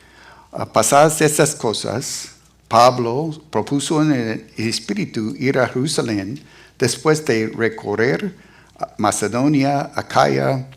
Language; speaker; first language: Spanish; non-native, fluent; English